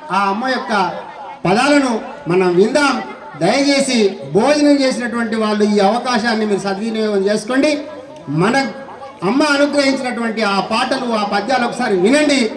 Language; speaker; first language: Telugu; native; Telugu